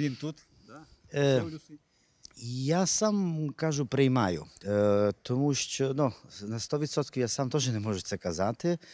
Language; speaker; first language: Ukrainian; non-native, local second language; Hungarian